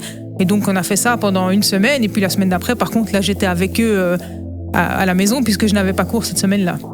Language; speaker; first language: French; native; French